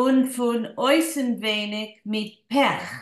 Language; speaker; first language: German; non-native, learner; English